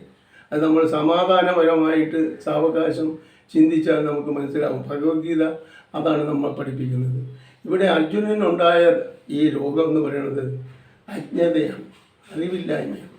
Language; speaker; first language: Malayalam; native; Malayalam